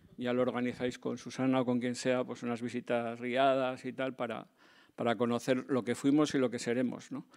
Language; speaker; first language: Spanish; native; Spanish